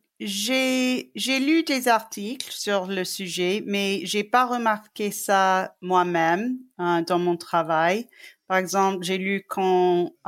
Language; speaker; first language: French; non-native, fluent; English